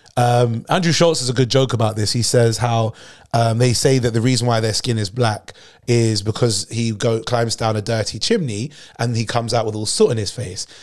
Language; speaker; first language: English; native; English